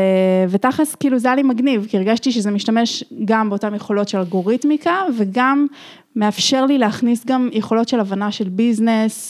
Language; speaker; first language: Hebrew; native; Hebrew